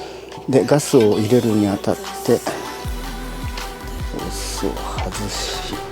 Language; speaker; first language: Japanese; native; Japanese